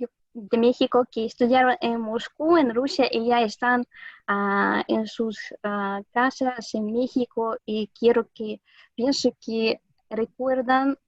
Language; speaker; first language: Spanish; non-native, fluent; Russian